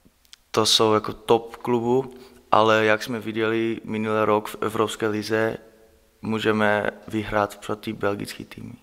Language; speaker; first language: Czech; non-native, learner; Dutch